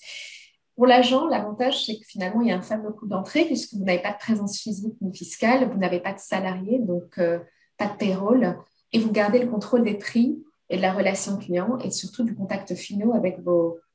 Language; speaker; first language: French; native; French